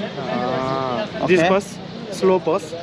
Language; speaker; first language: English; non-native, learner; Korean